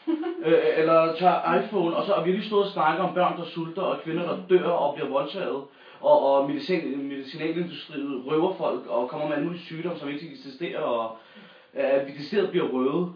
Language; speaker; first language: Danish; native; Danish